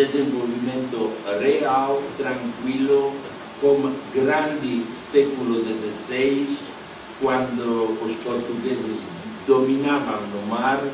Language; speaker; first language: Portuguese; non-native, fluent; Polish